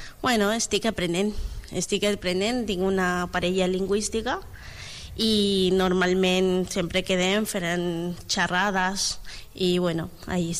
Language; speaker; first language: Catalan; non-native, learner; Spanish